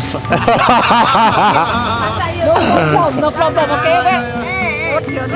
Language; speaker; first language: English; non-native, learner; Indonesian